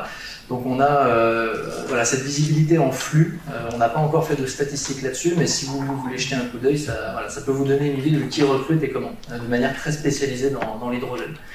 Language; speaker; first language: French; native; French